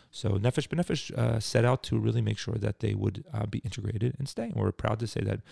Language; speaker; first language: English; native; English